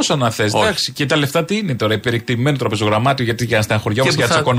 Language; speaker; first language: Greek; native; Greek